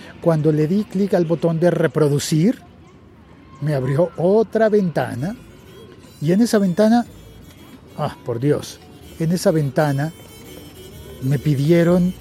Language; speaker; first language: Spanish; native; Spanish